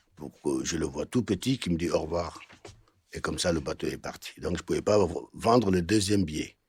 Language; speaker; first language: French; non-native, local second language; Wolof